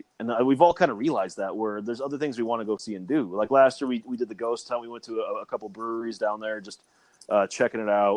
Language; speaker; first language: English; native; English